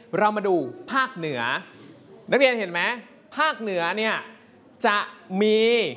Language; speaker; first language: Thai; native; Thai